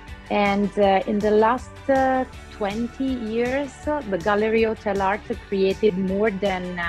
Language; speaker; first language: English; non-native, local second language; Italian